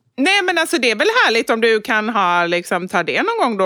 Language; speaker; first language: Swedish; native; Swedish